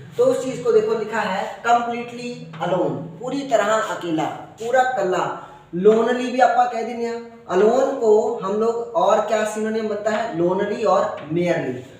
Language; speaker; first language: Hindi; non-native, local second language; Punjabi